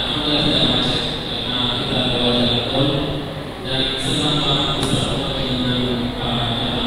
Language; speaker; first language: Indonesian; non-native, fluent; Arabic